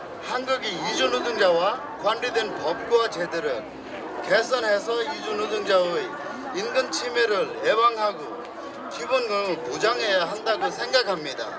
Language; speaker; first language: Korean; non-native, fluent; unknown